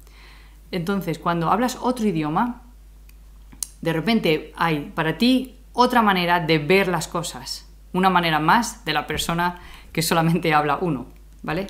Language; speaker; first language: Spanish; native; Spanish